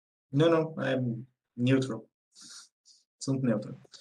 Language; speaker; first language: English; non-native, fluent; Portuguese